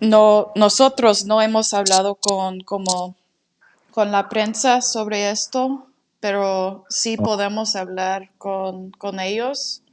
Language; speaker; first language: Spanish; non-native, fluent; English